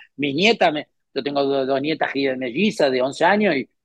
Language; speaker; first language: Spanish; native; Spanish